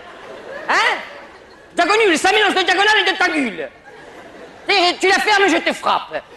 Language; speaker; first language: French; native; French